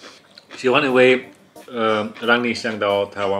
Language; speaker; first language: Chinese; non-native, learner; German